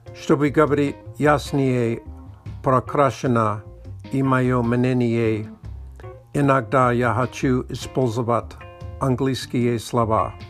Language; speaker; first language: Russian; non-native, learner; English